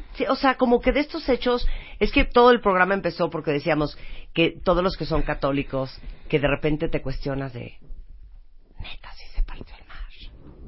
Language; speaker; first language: Spanish; native; Spanish